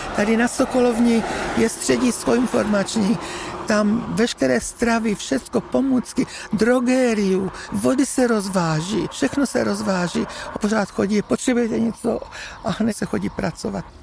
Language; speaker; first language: Czech; native; Czech